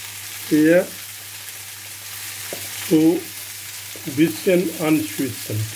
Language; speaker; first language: German; non-native, learner; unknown